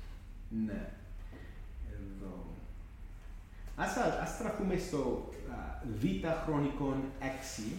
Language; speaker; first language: Greek; non-native, fluent; English